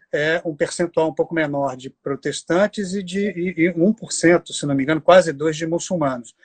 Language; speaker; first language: Portuguese; native; Portuguese